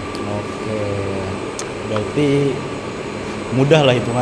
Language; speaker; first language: Indonesian; native; Indonesian